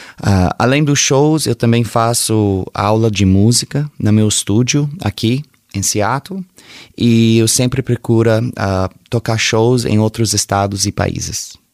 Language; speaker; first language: Portuguese; early bilingual, heritage; Portuguese